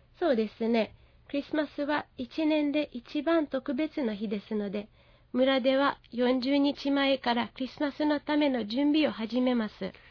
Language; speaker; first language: Japanese; non-native, fluent; Hungarian